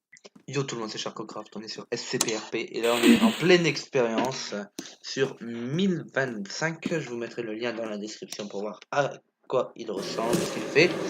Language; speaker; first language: French; native; French